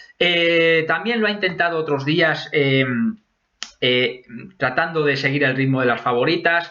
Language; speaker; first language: Spanish; native; Spanish